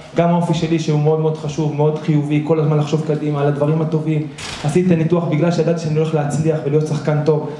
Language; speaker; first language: Hebrew; early bilingual, other home language; Spanish